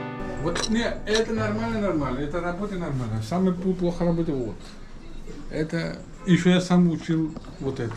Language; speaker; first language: Russian; non-native, learner; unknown